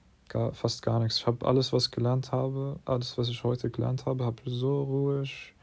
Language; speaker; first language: German; non-native, fluent; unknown